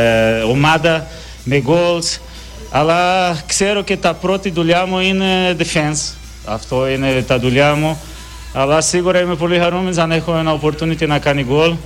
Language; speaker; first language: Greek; non-native, learner; Portuguese